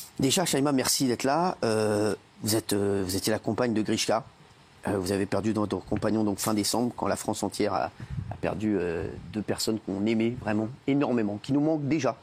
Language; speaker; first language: French; native; French